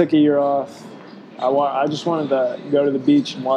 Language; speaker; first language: English; native; English